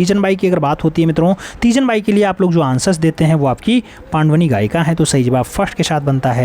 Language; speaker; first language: Hindi; native; Hindi